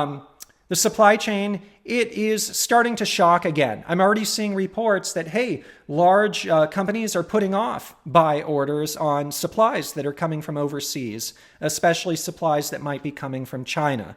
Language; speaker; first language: English; native; English